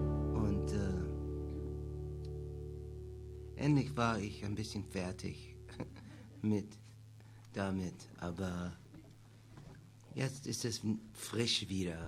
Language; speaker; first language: German; non-native, learner; English